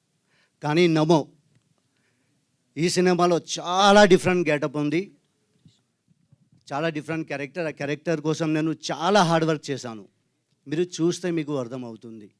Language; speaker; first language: Telugu; non-native, learner; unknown